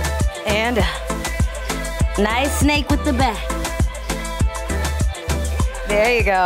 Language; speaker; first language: English; native; English